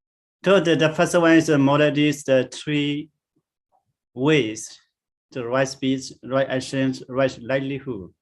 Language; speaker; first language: English; non-native, learner; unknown